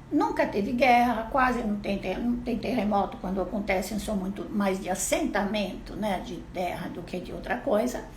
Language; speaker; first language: Portuguese; non-native, fluent; Italian